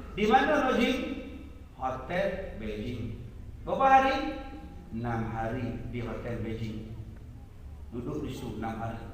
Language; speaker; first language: Malay; native; Malay